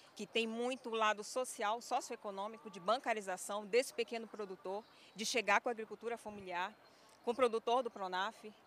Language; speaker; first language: Portuguese; native; Portuguese